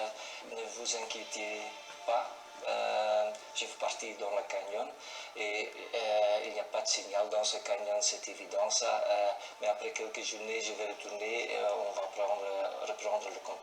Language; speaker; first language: French; non-native, local second language; Dutch